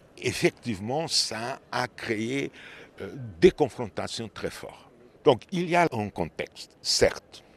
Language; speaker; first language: French; non-native, fluent; Portuguese